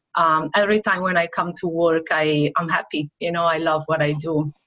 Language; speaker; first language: English; non-native, fluent; Italian